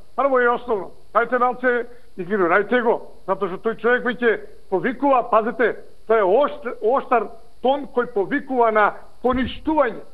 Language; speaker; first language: Macedonian; native; Macedonian